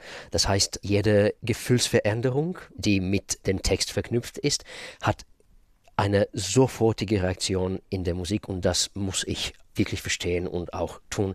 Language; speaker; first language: German; non-native, fluent; Russian